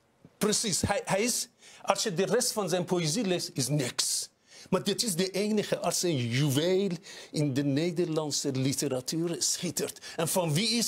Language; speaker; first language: Dutch; non-native, fluent; Persian